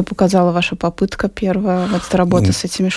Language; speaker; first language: Russian; native; Russian